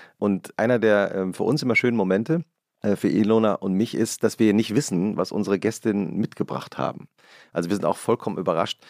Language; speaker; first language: German; native; German